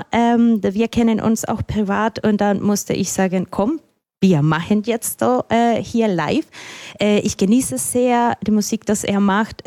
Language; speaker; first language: German; non-native, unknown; Spanish